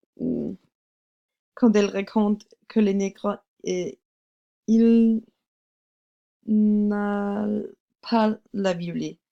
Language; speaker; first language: French; non-native, learner; English